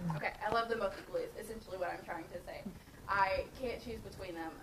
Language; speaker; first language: English; native; English